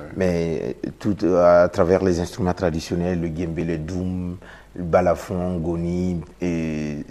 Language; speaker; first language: French; non-native, local second language; Mossi